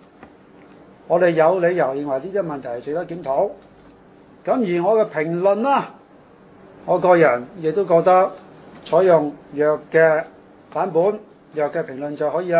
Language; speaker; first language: Chinese; non-native, local second language; Cantonese